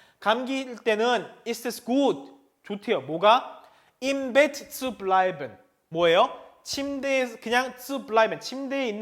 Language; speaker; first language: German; non-native, fluent; Korean